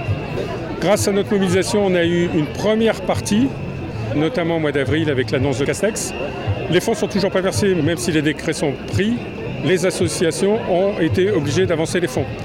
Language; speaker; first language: French; native; French